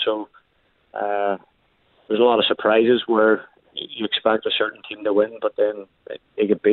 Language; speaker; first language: English; native; English